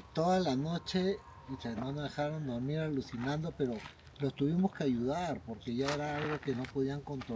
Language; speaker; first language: Spanish; native; Spanish